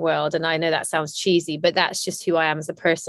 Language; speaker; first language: English; native; English